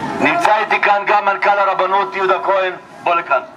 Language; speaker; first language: Hebrew; non-native, fluent; Amharic